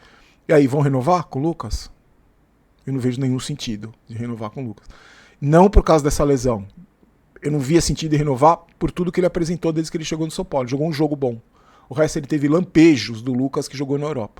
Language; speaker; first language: Portuguese; native; Portuguese